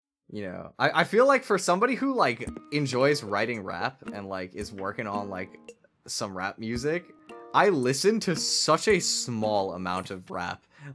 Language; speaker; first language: English; native; English